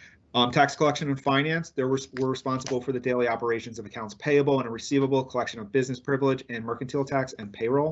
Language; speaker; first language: English; native; English